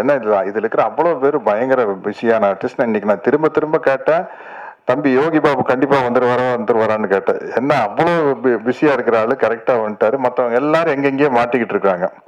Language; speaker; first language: Tamil; native; Tamil